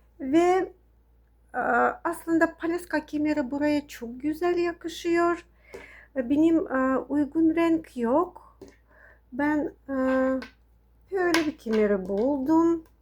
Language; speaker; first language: Turkish; non-native, fluent; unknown